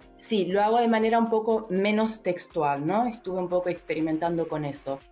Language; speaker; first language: Spanish; early bilingual, heritage; Spanish